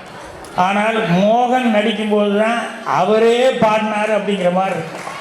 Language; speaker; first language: Tamil; native; Tamil